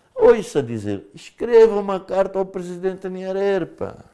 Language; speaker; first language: Portuguese; native; Portuguese